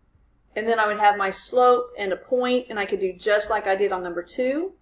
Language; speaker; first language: English; native; English